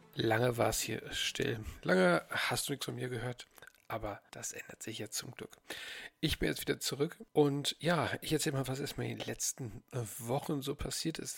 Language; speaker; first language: German; native; German